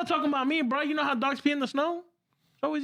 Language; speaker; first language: English; early bilingual, other home language; Spanish